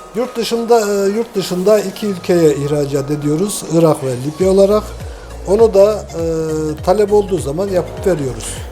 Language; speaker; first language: Turkish; native; Turkish